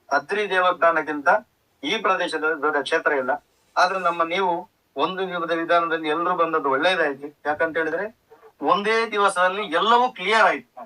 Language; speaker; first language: Kannada; non-native, local second language; Tulu